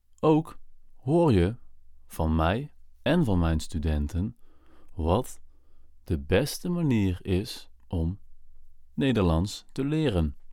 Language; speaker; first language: Dutch; native; Dutch